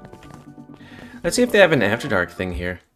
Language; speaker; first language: English; native; English